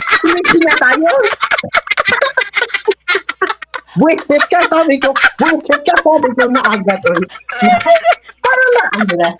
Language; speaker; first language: Filipino; non-native, learner; Indonesian